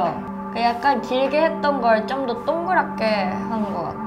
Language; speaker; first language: Korean; non-native, fluent; Japanese